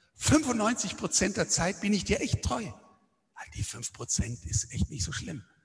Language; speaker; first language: German; native; German